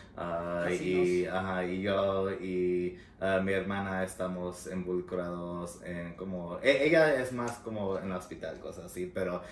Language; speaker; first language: Spanish; early bilingual, heritage; Spanish